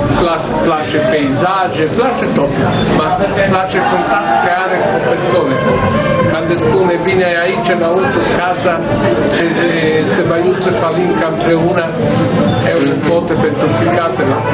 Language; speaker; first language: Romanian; non-native, learner; Italian